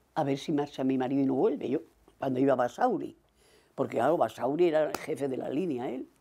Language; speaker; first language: Spanish; native; Spanish